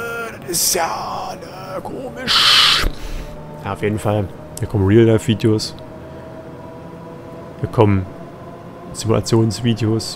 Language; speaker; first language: German; native; German